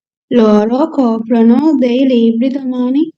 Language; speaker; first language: Italian; non-native, learner; Sinhala